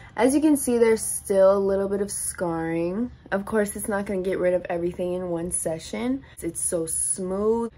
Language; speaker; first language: English; native; English